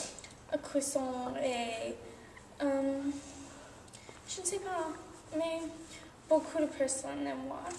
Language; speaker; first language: French; non-native, learner; English